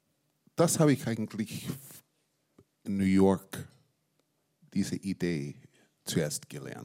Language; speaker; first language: German; non-native, fluent; English